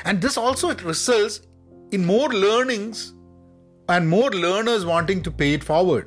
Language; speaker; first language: English; non-native, local second language; Malayalam